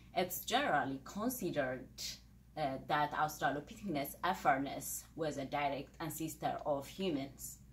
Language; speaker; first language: English; non-native, fluent; Amharic